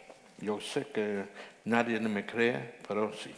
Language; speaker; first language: Spanish; non-native, fluent; Dutch